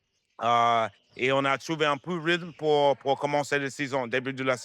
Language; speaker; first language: French; non-native, fluent; English